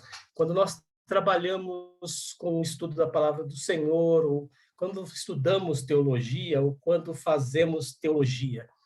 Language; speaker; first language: Portuguese; native; Portuguese